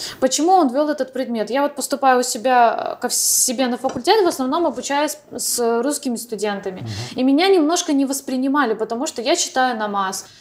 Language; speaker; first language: Russian; non-native, local second language; Crimean Tatar